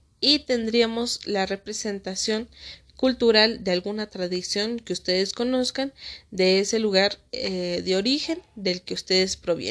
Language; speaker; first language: Spanish; native; Spanish